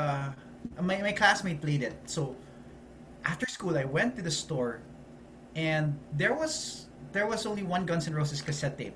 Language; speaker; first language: English; non-native, local second language; Filipino